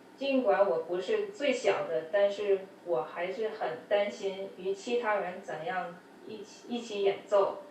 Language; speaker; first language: Chinese; early bilingual, other home language; English